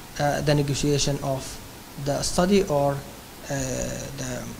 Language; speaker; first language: English; non-native, fluent; Arabic